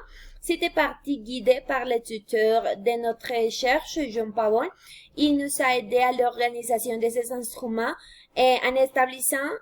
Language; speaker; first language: French; non-native, fluent; Spanish